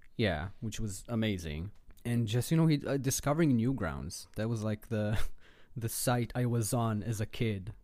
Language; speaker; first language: English; non-native, fluent; Hebrew